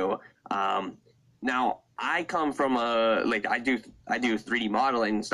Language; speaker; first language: English; native; English